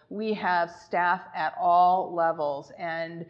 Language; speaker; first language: English; native; English